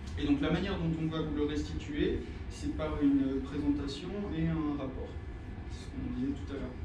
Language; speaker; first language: French; native; French